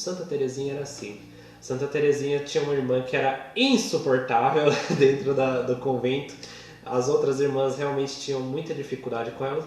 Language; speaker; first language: Portuguese; native; Portuguese